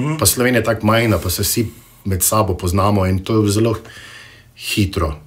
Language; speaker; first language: Slovenian; early bilingual, heritage; Slovenian